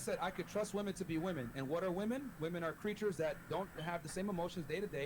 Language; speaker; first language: English; native; English